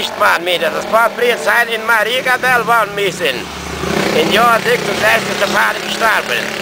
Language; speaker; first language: German; early bilingual, heritage; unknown